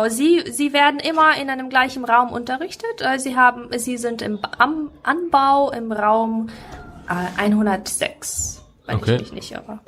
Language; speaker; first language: German; non-native, fluent; Ukrainian